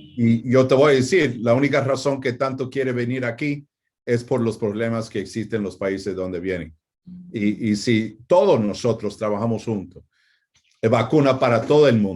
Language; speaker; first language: Spanish; non-native, fluent; English